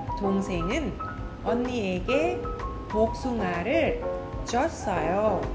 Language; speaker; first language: Korean; non-native, fluent; Thai